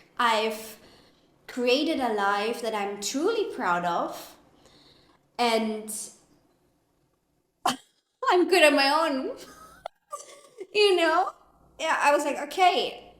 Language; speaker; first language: English; non-native, fluent; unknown